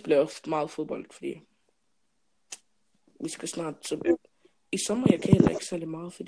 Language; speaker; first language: Danish; early bilingual, other home language; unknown